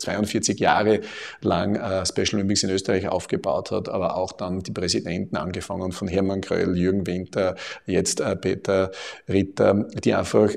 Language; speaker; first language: German; native; German